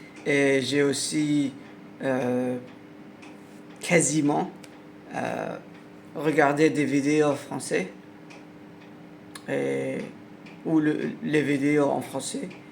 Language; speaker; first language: French; non-native, learner; Arabic